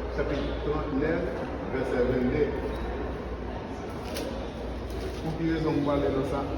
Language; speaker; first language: French; non-native, local second language; Haitian Creole